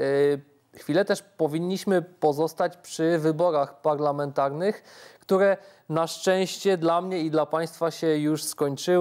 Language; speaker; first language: Polish; native; Polish